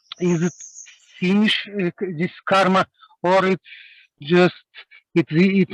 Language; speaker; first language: English; non-native, learner; Russian